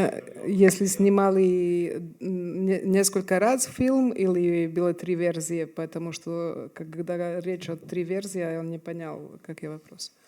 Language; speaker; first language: Russian; non-native, fluent; Serbian